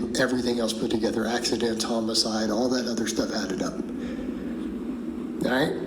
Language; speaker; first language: English; native; English